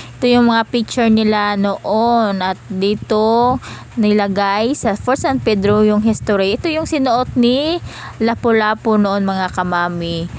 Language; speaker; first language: Filipino; non-native, local second language; Cebuano